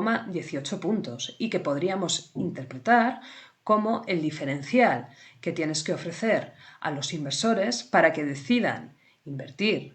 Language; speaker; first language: Spanish; native; Spanish